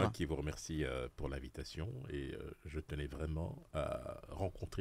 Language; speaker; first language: French; native; French